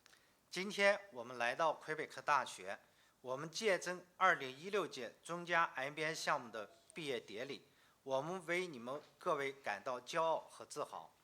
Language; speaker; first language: Chinese; native; Chinese